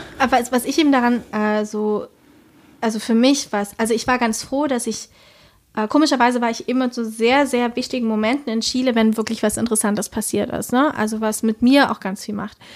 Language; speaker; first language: German; early bilingual, other home language; Spanish